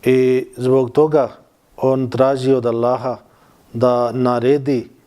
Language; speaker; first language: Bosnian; non-native, fluent; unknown